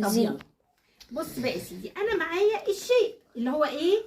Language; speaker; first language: Arabic; native; Arabic